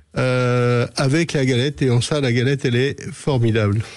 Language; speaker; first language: French; native; French